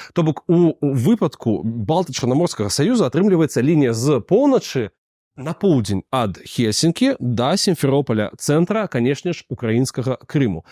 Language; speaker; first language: Belarusian; non-native, local second language; Russian